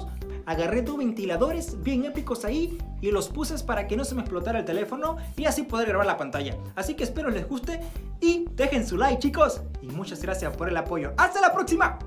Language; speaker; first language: Spanish; native; Spanish